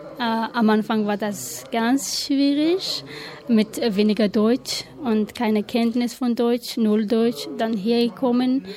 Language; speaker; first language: German; non-native, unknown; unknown